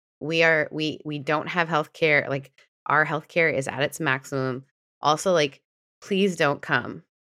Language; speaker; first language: English; native; English